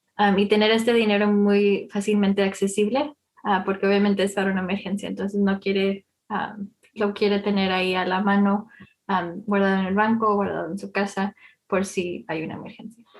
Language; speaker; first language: Spanish; early bilingual, heritage; Spanish